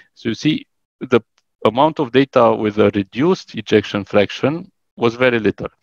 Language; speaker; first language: English; non-native, fluent; Romanian